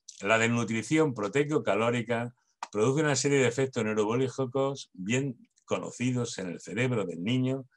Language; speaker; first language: Spanish; native; Spanish